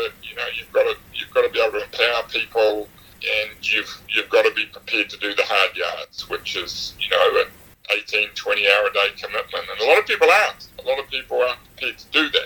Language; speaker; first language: English; native; English